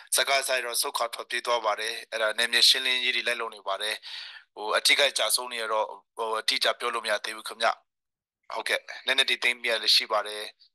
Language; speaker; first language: Burmese; non-native, local second language; Hakha Chin